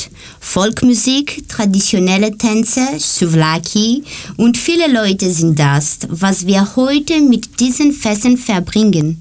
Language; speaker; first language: German; non-native, learner; Greek